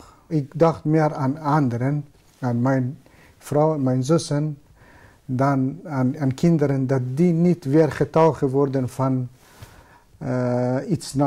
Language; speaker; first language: Dutch; non-native, fluent; Persian